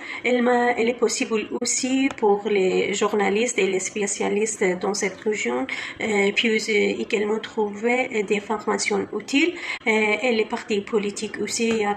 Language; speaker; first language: French; non-native, learner; Kurdish